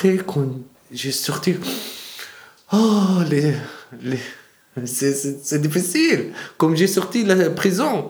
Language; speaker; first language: French; non-native, learner; Arabic